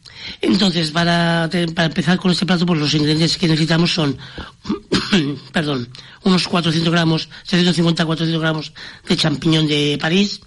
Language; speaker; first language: Spanish; native; Spanish